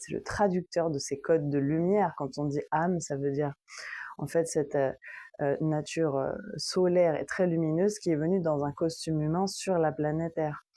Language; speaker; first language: French; native; French